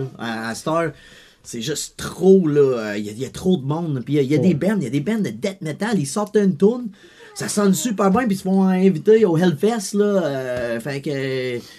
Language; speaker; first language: French; early bilingual, other home language; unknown